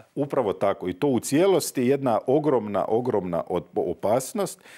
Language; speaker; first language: Croatian; native; Croatian